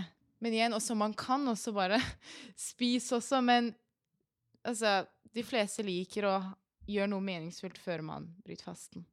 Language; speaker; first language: Norwegian; early bilingual, other home language; Persian